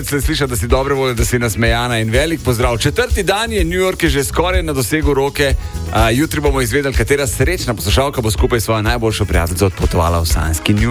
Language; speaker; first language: Slovenian; native; Slovenian